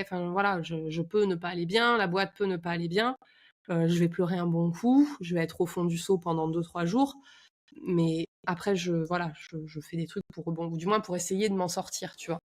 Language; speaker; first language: French; native; French